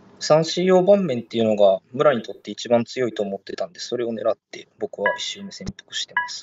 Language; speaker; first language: Japanese; native; Japanese